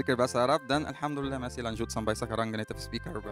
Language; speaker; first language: Indonesian; non-native, fluent; Arabic